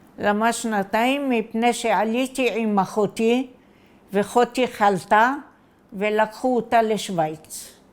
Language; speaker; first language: Hebrew; non-native, fluent; Arabic